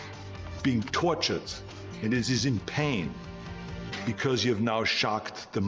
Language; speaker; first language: English; non-native, fluent; German